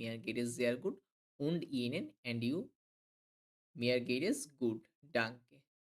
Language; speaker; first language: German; non-native, fluent; Bangla